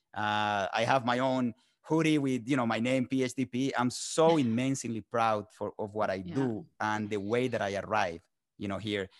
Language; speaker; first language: English; non-native, fluent; Spanish